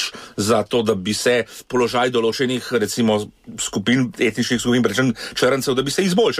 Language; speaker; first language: Slovenian; native; Slovenian